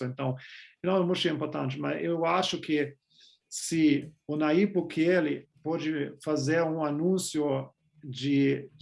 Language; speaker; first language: Portuguese; non-native, fluent; German